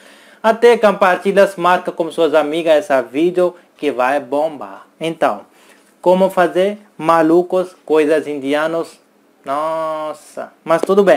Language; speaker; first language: Portuguese; non-native, learner; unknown